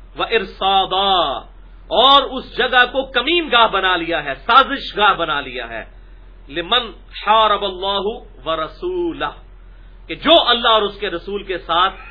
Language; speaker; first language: Urdu; non-native, local second language; Punjabi